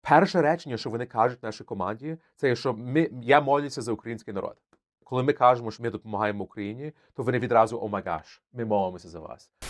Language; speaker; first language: Ukrainian; early bilingual, heritage; Ukrainian